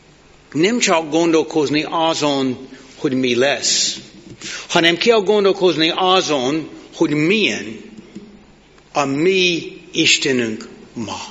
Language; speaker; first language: Hungarian; non-native, learner; English